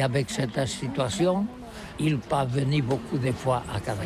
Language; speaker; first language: French; non-native, learner; Catalan